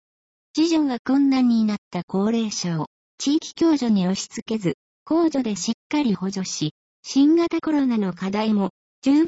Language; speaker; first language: Japanese; native; Japanese